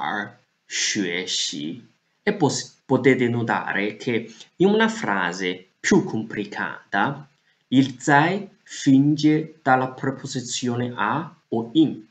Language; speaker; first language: Italian; non-native, fluent; Chinese